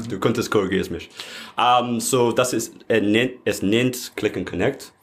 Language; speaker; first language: German; non-native, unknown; English